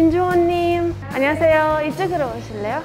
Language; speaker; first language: Korean; non-native, fluent; Persian